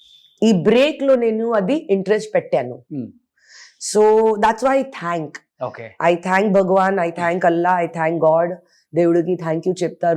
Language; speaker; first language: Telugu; non-native, fluent; Hindi